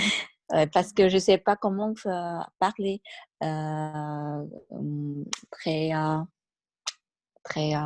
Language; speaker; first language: French; non-native, learner; Vietnamese